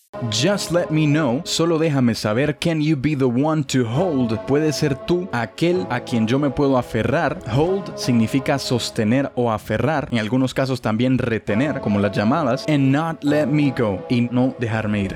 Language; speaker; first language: Spanish; native; Spanish